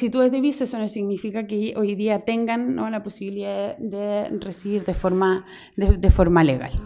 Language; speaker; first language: Spanish; native; Spanish